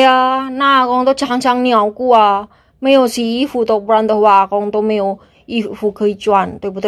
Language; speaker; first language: Chinese; non-native, learner; Indonesian